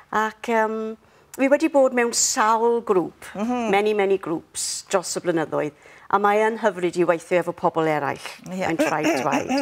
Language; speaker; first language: Welsh; non-native, local second language; English